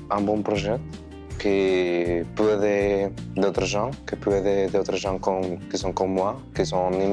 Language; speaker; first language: French; early bilingual, other home language; Spanish